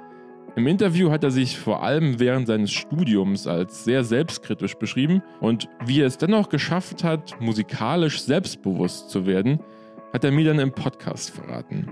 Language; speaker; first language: German; native; German